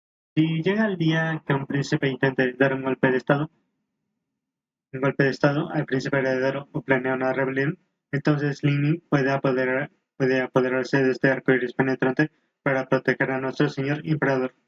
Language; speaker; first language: Spanish; native; Spanish